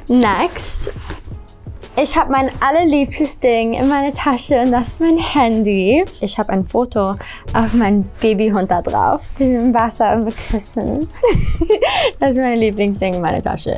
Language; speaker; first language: German; early bilingual, heritage; English